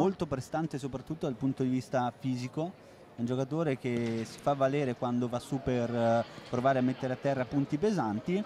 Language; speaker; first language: Italian; native; Italian